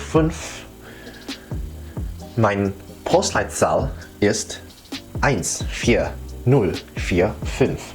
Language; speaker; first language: German; non-native, fluent; Indonesian